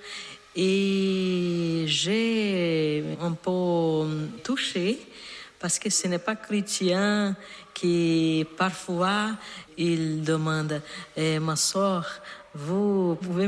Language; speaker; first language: French; non-native, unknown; Portuguese